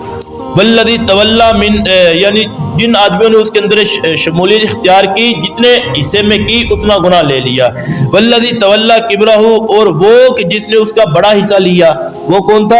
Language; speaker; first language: Urdu; native; Urdu